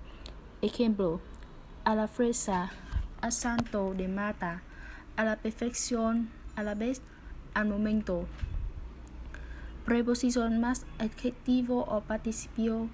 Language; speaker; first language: Spanish; non-native, learner; Vietnamese